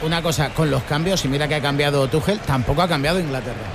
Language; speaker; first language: Spanish; native; Spanish